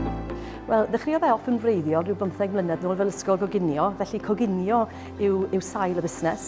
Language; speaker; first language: Welsh; native; Welsh